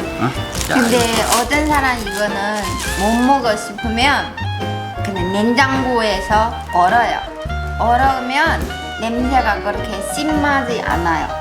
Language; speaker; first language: Korean; non-native, learner; Chinese